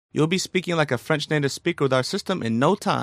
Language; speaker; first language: English; native; English